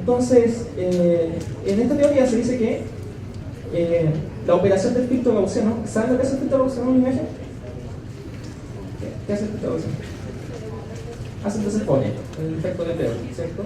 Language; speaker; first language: Spanish; native; Spanish